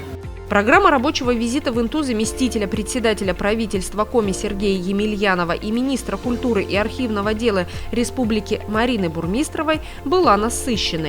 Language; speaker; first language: Russian; native; Russian